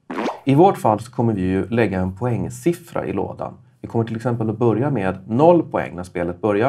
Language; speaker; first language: Swedish; native; Swedish